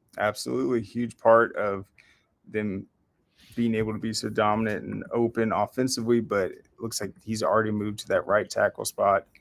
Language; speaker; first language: English; native; English